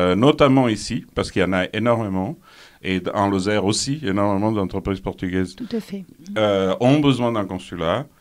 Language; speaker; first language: French; non-native, fluent; Portuguese